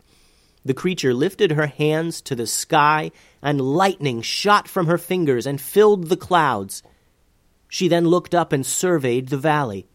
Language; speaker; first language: English; native; English